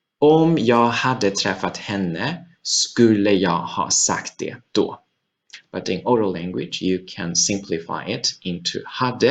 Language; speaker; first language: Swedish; non-native, fluent; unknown